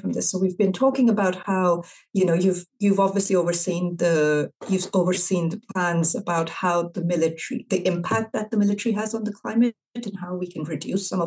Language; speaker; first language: English; non-native, local second language; Urdu